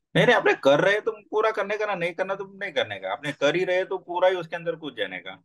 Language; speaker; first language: Hindi; non-native, local second language; Gujarati